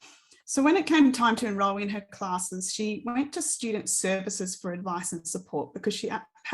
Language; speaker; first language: English; native; English